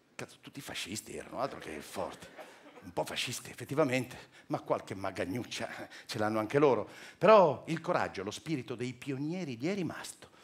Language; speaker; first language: Italian; native; Italian